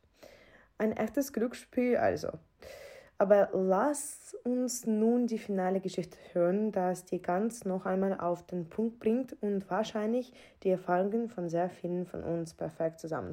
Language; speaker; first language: German; non-native, fluent; Ukrainian